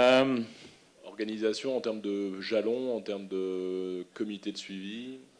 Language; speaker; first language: French; native; French